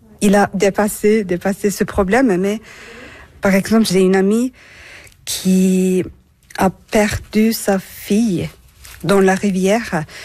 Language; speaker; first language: French; non-native, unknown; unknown